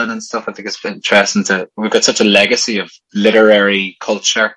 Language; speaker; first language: English; native; English